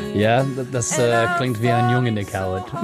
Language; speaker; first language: German; non-native, fluent; English